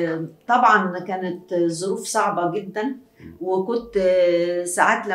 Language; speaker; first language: Arabic; native; Arabic